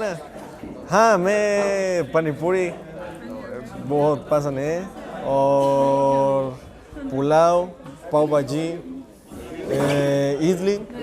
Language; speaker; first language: Hindi; non-native, learner; Spanish